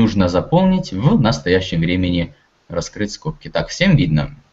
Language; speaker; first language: Russian; native; Russian